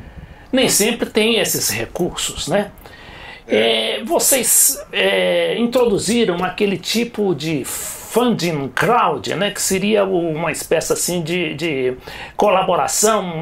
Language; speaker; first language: Portuguese; native; Portuguese